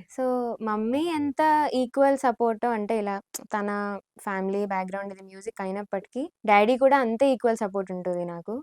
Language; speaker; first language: Telugu; native; Telugu